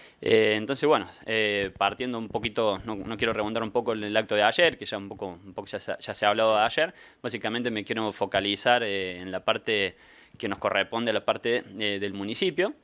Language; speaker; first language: Spanish; native; Spanish